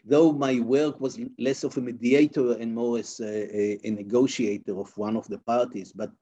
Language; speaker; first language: English; non-native, fluent; Hebrew